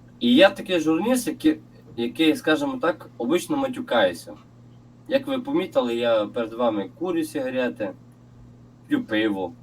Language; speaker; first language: Ukrainian; non-native, local second language; Russian